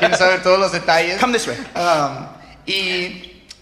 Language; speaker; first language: Spanish; non-native, fluent; English